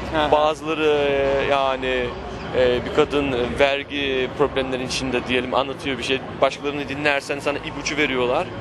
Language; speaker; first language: Turkish; early bilingual, heritage; Turkish